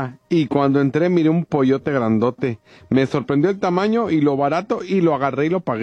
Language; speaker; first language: Spanish; native; Spanish